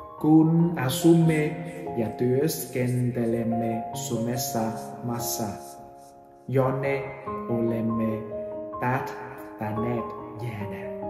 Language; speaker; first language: Finnish; non-native, learner; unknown